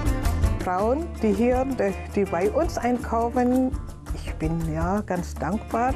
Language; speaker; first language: German; non-native, learner; Indonesian